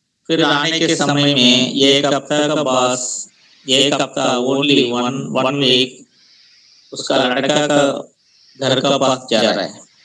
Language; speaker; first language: Hindi; non-native, local second language; Telugu